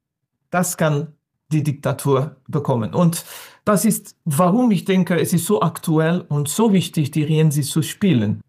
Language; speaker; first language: German; non-native, fluent; French